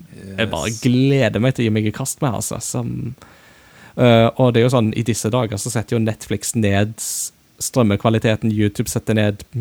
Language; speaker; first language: Norwegian; early bilingual, other home language; Japanese